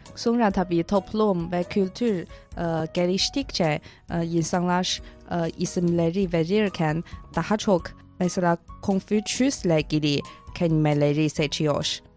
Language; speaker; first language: Turkish; non-native, fluent; Chinese